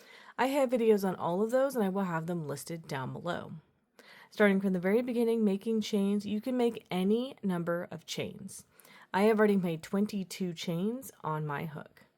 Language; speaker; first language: English; native; English